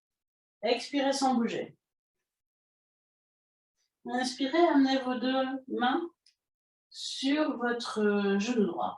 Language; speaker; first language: French; native; French